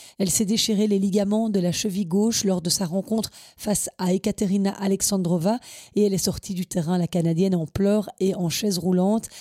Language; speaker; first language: French; native; French